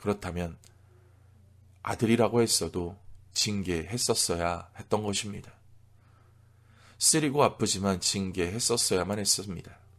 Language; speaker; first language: Korean; native; Korean